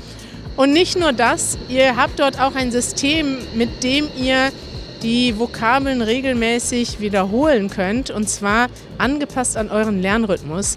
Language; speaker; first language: German; native; German